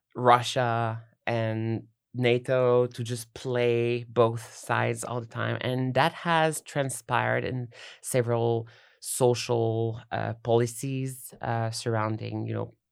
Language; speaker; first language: English; non-native, fluent; French